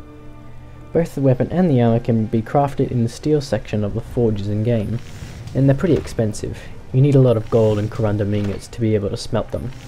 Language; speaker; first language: English; native; English